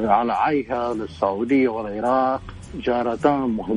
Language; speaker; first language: Arabic; non-native, fluent; Japanese